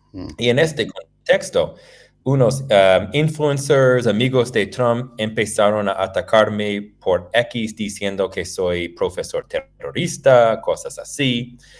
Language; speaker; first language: Spanish; non-native, fluent; English